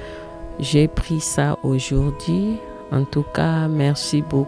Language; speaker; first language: French; non-native, learner; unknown